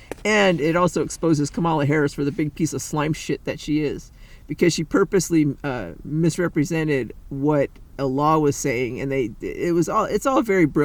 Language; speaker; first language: English; native; English